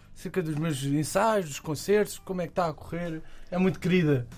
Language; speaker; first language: Portuguese; native; Portuguese